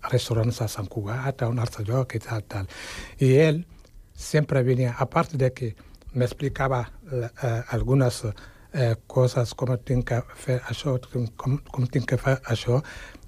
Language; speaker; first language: Catalan; non-native, fluent; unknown